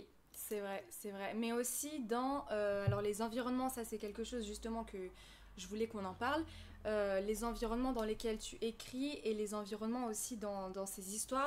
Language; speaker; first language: French; native; French